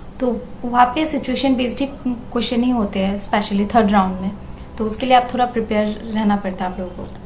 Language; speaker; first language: Hindi; non-native, local second language; Assamese